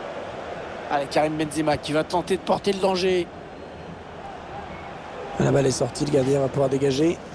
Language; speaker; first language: French; native; French